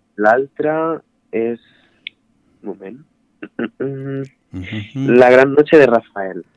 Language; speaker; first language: Catalan; native; Catalan